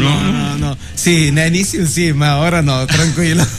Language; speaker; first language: Spanish; non-native, learner; Arabic